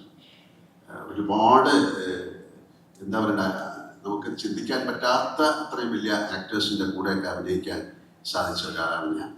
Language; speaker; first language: Malayalam; native; Malayalam